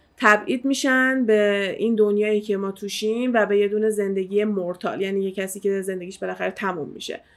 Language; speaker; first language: Persian; early bilingual, heritage; Persian